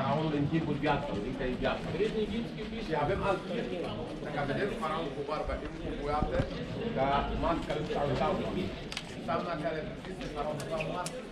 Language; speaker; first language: Romanian; non-native, learner; Arabic